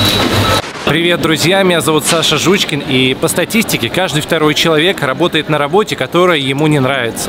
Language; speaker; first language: Russian; native; Russian